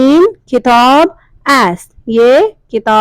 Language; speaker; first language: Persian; non-native, fluent; Urdu